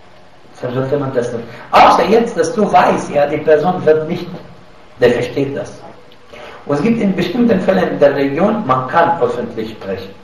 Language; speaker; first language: German; non-native, fluent; Arabic